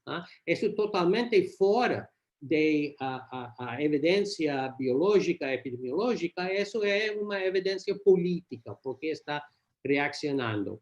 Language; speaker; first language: Portuguese; non-native, learner; English